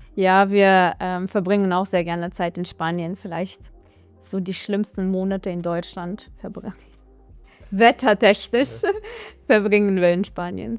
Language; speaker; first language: German; non-native, fluent; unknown